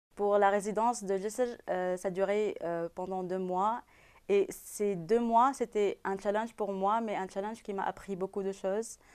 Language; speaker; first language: French; non-native, local second language; Arabic